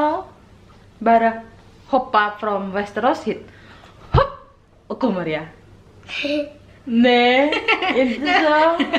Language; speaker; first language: Swedish; non-native, fluent; Indonesian